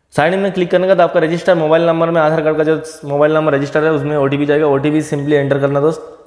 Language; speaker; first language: Hindi; non-native, local second language; Bangla